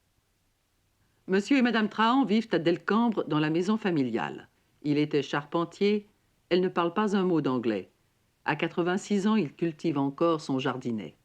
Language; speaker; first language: French; native; French